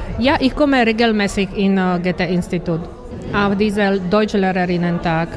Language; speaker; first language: German; non-native, learner; Slovak